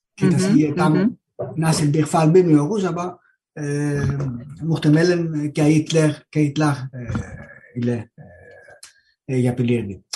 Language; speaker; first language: Turkish; non-native, fluent; Greek